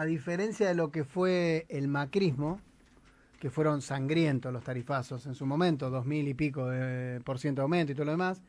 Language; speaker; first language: Spanish; native; Spanish